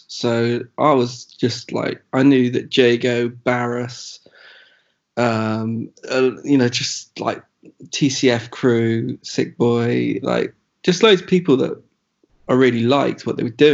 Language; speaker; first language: English; native; English